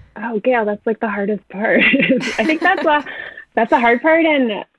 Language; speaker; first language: English; native; English